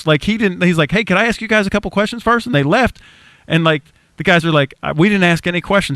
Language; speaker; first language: English; native; English